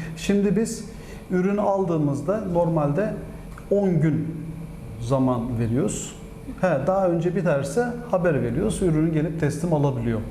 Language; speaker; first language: Turkish; early bilingual, heritage; Turkish